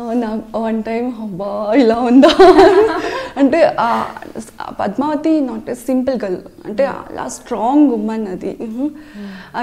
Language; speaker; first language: Telugu; non-native, learner; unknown